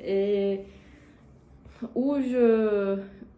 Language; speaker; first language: French; non-native, learner; Portuguese